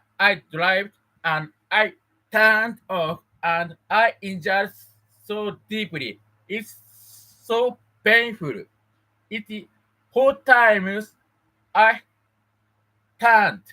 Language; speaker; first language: English; non-native, learner; Japanese